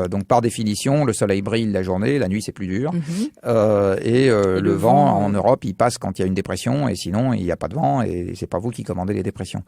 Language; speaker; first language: French; native; French